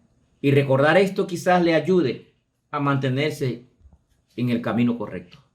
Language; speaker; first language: Spanish; native; Spanish